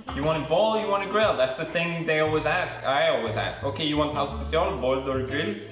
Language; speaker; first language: English; non-native, fluent; Swedish